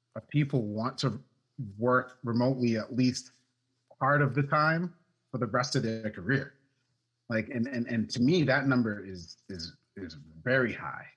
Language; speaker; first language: English; native; English